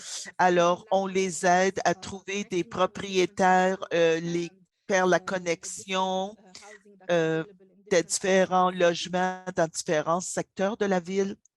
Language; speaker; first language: French; non-native, fluent; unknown